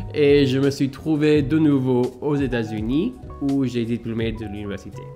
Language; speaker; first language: French; non-native, fluent; English